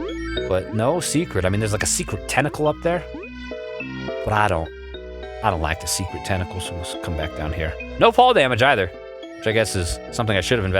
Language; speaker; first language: English; native; English